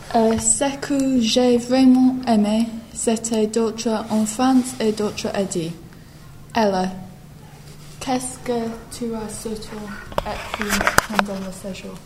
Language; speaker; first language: French; non-native, learner; English